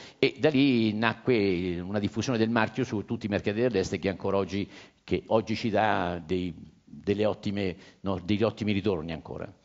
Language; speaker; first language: Italian; native; Italian